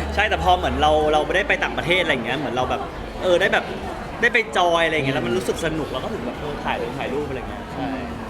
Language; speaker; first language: Thai; native; Thai